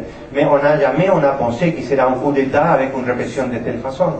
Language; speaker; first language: French; non-native, fluent; Spanish